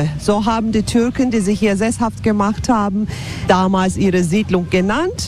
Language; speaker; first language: German; non-native, fluent; Turkish